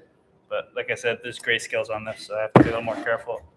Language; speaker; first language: English; native; English